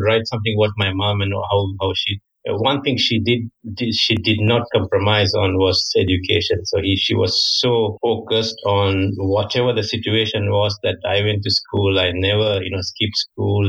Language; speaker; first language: English; non-native, local second language; Tamil